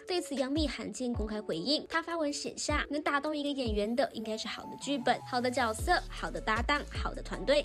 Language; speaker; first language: Chinese; native; Chinese